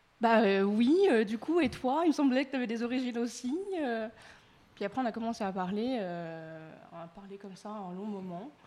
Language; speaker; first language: French; early bilingual, other home language; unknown